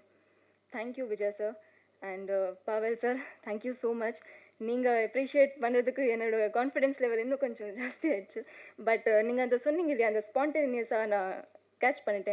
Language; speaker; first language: Tamil; non-native, fluent; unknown